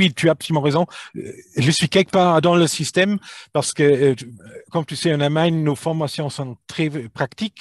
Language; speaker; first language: French; non-native, fluent; German